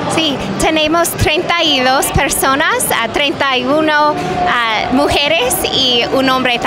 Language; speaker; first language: Spanish; non-native, fluent; English